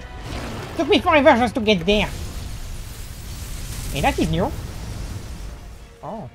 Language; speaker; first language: English; non-native, fluent; French